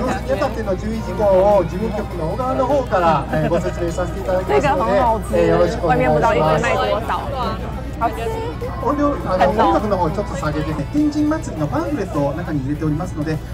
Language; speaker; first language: Japanese; native; Japanese